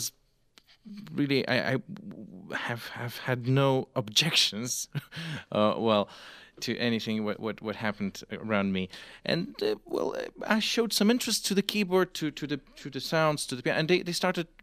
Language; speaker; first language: English; non-native, fluent; Russian